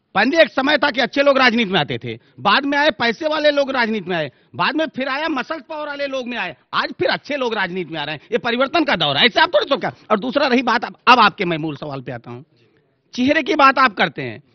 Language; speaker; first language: Hindi; native; Hindi